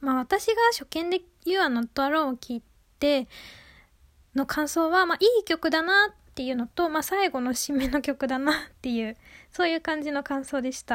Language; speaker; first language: Japanese; native; Japanese